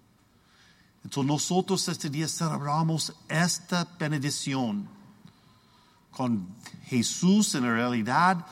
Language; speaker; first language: Spanish; non-native, learner; English